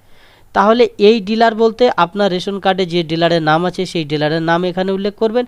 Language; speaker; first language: Bangla; native; Bangla